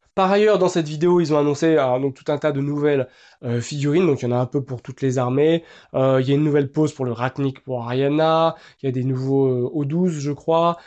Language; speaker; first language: French; native; French